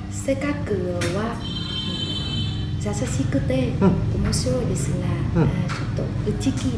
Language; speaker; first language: Japanese; non-native, learner; Vietnamese